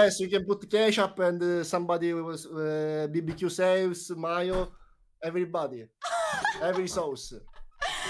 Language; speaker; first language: English; non-native, learner; Italian